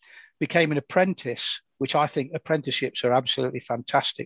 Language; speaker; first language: English; native; English